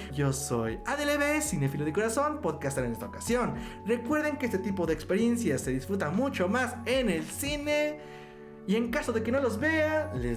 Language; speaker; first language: Spanish; native; Spanish